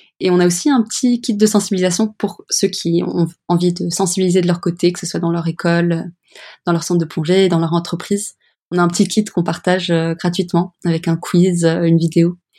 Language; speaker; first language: French; early bilingual, other home language; English